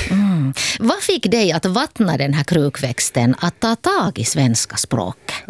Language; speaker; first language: Swedish; native; Swedish